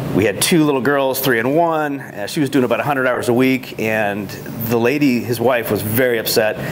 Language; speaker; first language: English; native; English